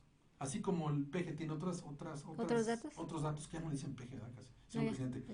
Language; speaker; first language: Spanish; native; Spanish